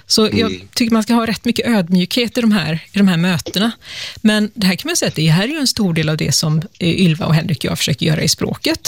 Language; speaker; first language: Swedish; native; Swedish